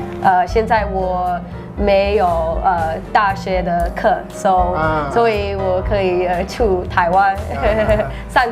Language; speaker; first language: Chinese; early bilingual, heritage; English